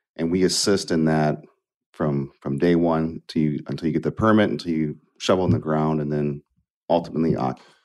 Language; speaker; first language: English; native; English